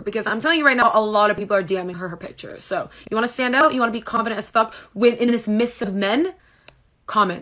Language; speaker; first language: English; native; English